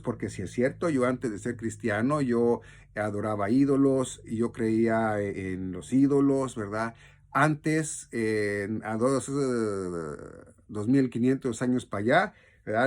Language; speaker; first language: Spanish; native; Spanish